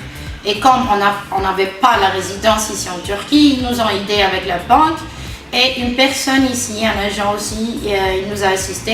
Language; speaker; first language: French; non-native, local second language; Arabic